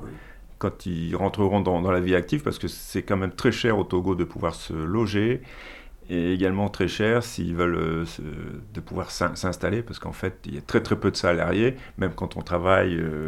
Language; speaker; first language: French; native; French